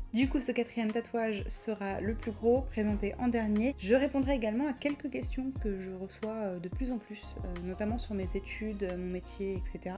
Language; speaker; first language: French; native; French